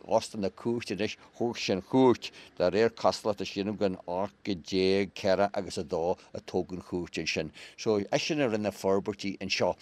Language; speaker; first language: Irish; native; Irish